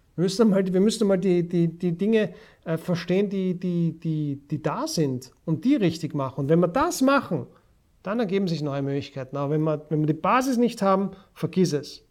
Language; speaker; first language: German; native; German